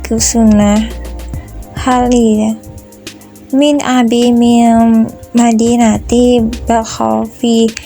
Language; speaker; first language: Arabic; non-native, learner; Indonesian